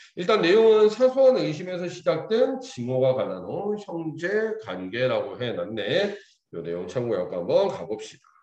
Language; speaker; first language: Korean; native; Korean